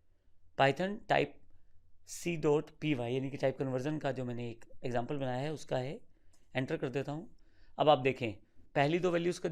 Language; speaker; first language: Hindi; native; Hindi